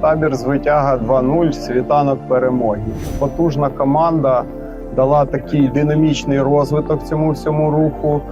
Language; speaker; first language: Ukrainian; native; Ukrainian